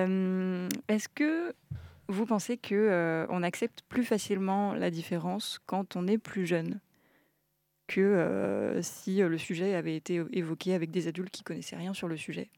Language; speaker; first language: French; native; French